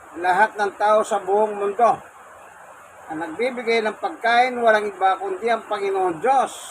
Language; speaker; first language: Filipino; non-native, local second language; Pampanga